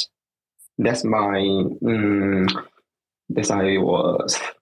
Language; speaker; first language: English; non-native, local second language; Cantonese